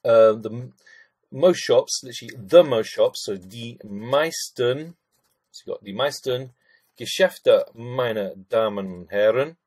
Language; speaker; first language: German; non-native, fluent; English